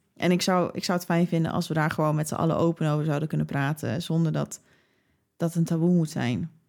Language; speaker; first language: Dutch; early bilingual, other home language; English